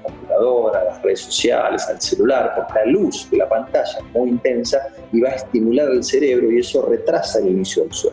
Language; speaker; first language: Spanish; native; Spanish